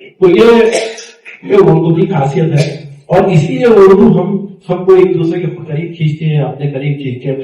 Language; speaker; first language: Urdu; non-native, local second language; Marathi